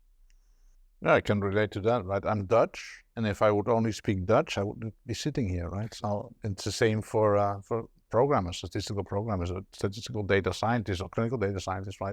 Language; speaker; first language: English; non-native, fluent; Dutch